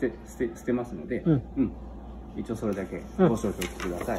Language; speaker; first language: Japanese; native; Japanese